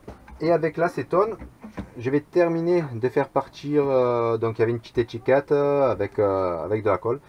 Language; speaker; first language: French; native; French